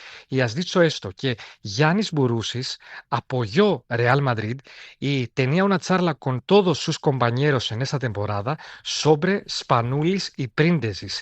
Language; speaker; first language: Spanish; non-native, fluent; Greek